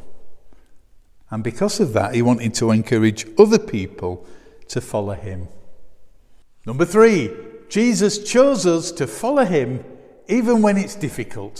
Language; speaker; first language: English; native; English